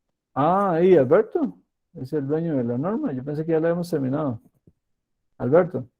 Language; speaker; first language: Spanish; native; Spanish